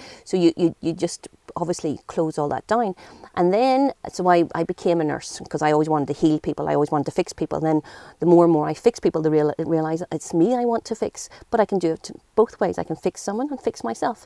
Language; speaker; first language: English; native; English